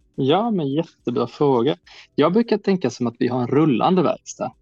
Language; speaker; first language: Swedish; native; Swedish